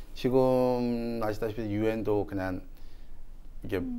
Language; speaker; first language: Korean; non-native, fluent; Burmese